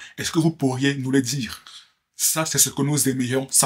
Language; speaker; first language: French; native; French